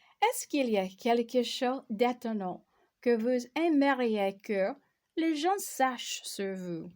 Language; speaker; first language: French; non-native, fluent; English